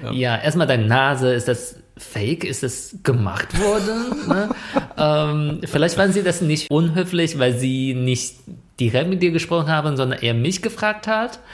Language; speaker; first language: German; non-native, fluent; Chinese